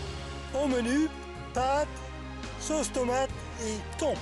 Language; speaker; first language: French; native; French